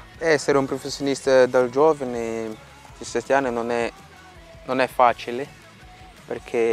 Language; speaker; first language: Italian; non-native, fluent; Portuguese